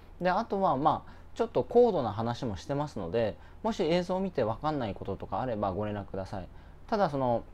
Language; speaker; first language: Japanese; native; Japanese